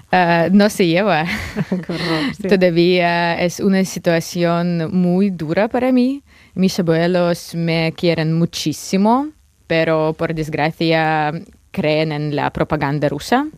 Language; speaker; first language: Spanish; non-native, fluent; Russian